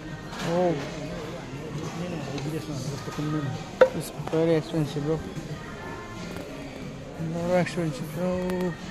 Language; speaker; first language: English; non-native, learner; Nepali